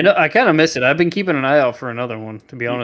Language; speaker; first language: English; native; English